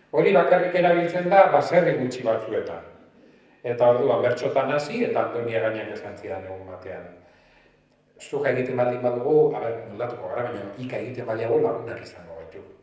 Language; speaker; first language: Basque; non-native, local second language; Spanish